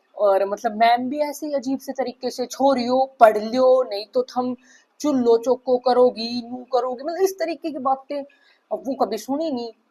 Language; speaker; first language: Hindi; native; Hindi